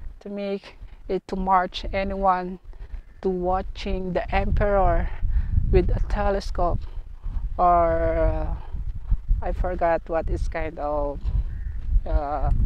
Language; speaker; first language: English; non-native, learner; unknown